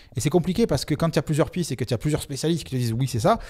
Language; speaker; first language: French; native; French